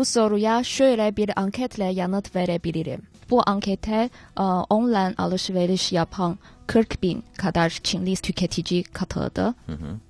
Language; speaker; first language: Turkish; non-native, fluent; Chinese